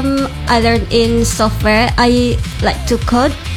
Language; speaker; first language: English; non-native, learner; Indonesian